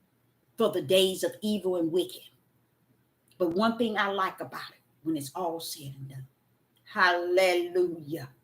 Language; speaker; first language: English; native; English